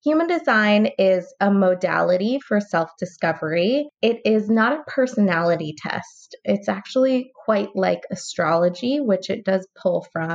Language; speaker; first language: English; native; English